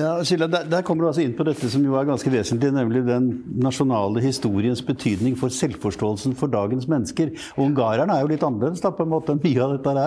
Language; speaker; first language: Norwegian; native; Norwegian